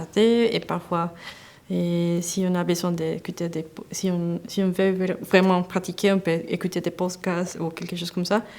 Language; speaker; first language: French; non-native, fluent; Spanish